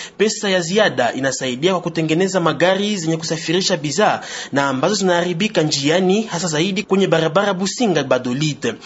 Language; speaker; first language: Swahili; non-native, local second language; Lingala